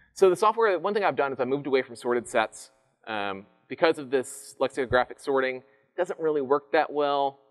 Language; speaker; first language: English; native; English